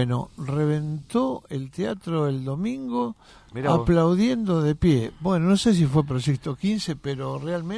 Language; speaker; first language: Spanish; native; Spanish